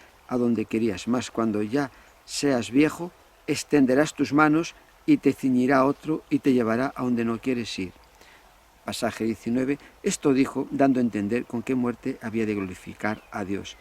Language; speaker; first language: Spanish; native; Spanish